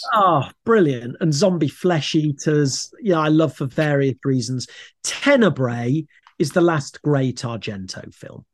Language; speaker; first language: English; native; English